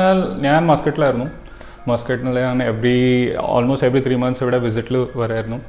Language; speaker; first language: Malayalam; early bilingual, heritage; Malayalam